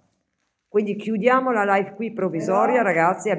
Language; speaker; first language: Italian; native; Italian